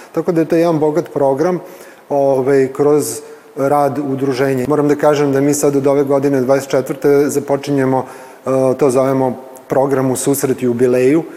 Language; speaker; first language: Serbian; native; Serbian